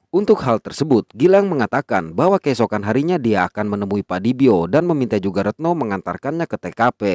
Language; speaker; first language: Indonesian; native; Indonesian